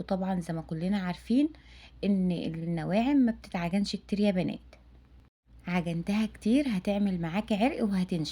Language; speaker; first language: Arabic; native; Arabic